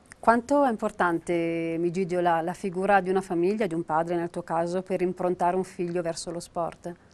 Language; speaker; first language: Italian; native; Italian